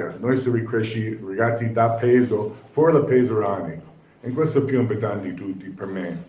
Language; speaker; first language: Italian; non-native, learner; English